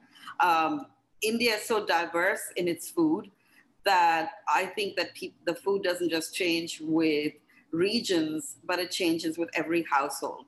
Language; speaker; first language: English; non-native, local second language; Hindi